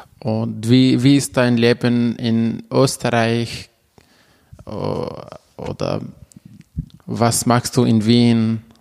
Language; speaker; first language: German; non-native, learner; Arabic